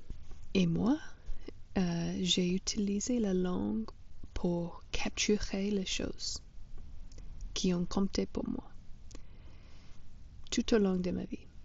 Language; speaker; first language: French; non-native, fluent; English